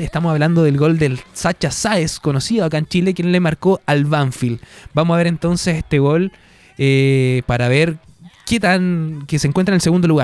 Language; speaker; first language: Spanish; native; Spanish